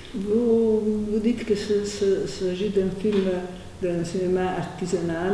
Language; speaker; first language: French; non-native, fluent; Italian